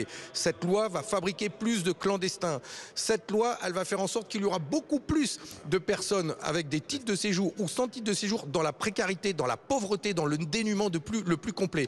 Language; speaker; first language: French; native; French